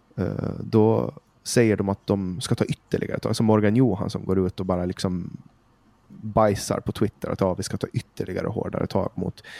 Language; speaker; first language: Swedish; native; Swedish